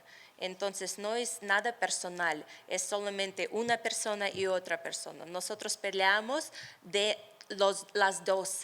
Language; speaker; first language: Spanish; non-native, fluent; Russian